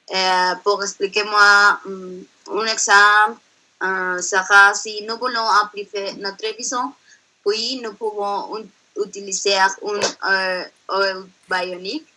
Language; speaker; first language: French; non-native, learner; Spanish